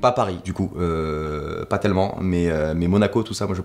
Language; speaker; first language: French; native; French